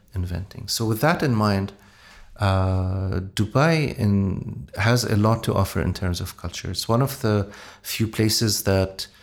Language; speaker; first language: English; non-native, fluent; Arabic